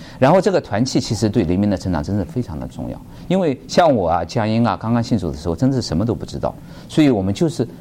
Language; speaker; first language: Chinese; native; Chinese